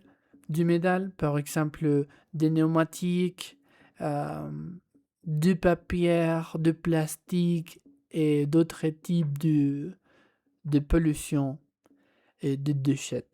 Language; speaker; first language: French; non-native, learner; Spanish